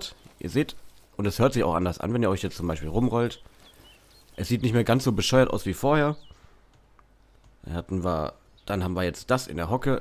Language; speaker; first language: German; native; German